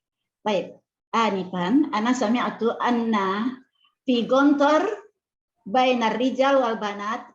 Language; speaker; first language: Arabic; non-native, learner; Indonesian